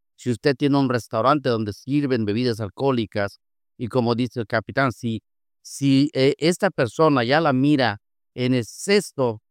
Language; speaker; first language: Spanish; native; Spanish